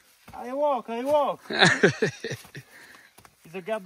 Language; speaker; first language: English; non-native, learner; French